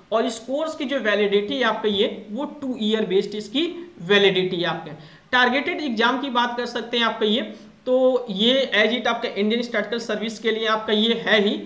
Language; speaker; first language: Hindi; native; Hindi